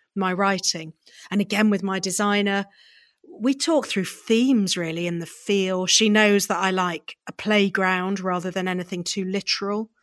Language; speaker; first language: English; native; English